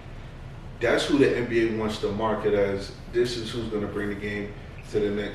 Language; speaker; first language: English; native; English